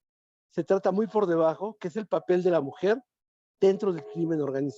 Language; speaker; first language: Spanish; native; Spanish